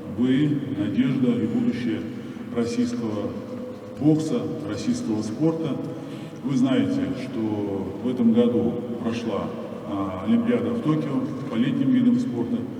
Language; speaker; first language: Russian; native; Russian